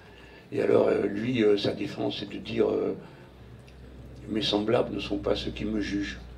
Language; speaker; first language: French; native; French